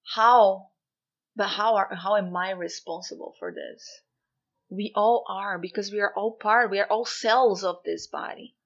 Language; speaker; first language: English; non-native, fluent; Portuguese